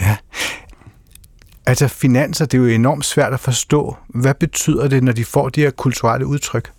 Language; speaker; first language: Danish; native; Danish